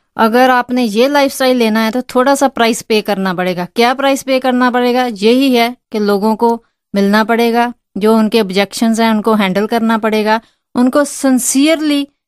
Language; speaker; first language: Hindi; non-native, local second language; Punjabi